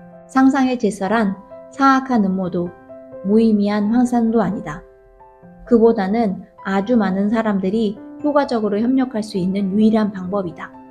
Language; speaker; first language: Korean; native; Korean